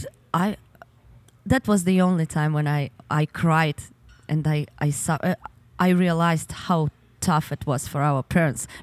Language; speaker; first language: English; non-native, fluent; Ukrainian